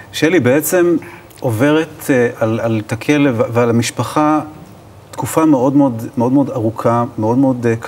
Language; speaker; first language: Hebrew; native; Hebrew